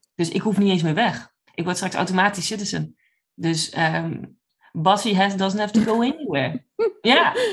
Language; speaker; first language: Dutch; native; Dutch